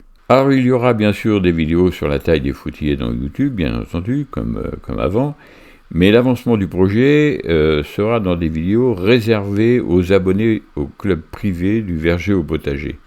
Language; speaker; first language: French; native; French